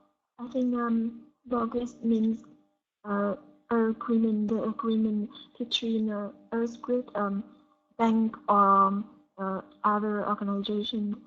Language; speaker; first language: English; non-native, learner; Vietnamese